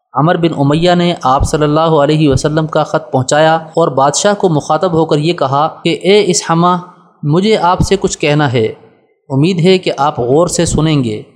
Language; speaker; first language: Urdu; native; Urdu